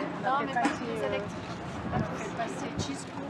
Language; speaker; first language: French; native; French